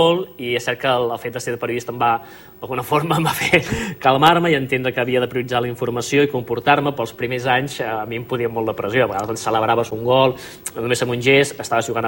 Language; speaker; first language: Catalan; native; Catalan